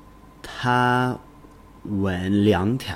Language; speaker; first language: Chinese; non-native, learner; English